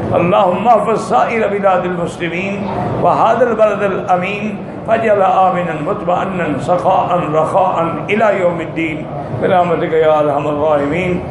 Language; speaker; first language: Urdu; native; Urdu